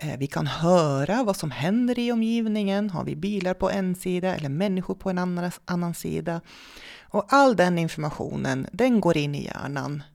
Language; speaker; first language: Swedish; non-native, fluent; Dutch